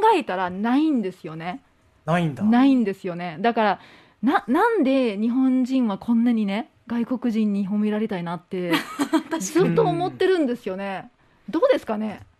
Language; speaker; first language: Japanese; non-native, fluent; English